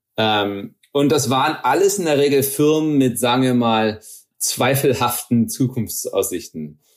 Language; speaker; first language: German; early bilingual, heritage; German